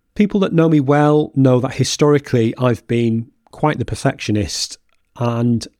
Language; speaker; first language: English; native; English